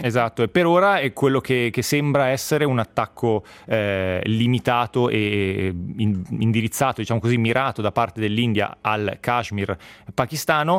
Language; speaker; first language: Italian; native; Italian